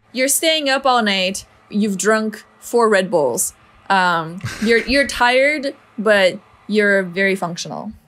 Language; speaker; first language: English; native; English